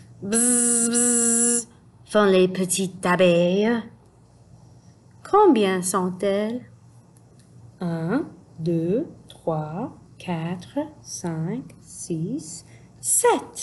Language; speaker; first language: French; non-native, fluent; English